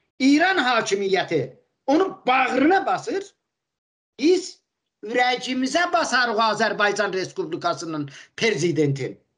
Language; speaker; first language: Azerbaijani; native; Azerbaijani